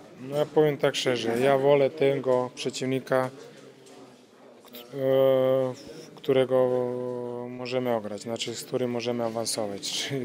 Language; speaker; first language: Polish; non-native, fluent; Croatian